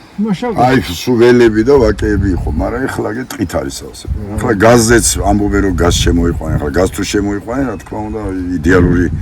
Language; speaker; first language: Georgian; native; Georgian